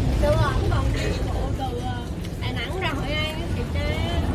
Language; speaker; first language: Korean; non-native, learner; Vietnamese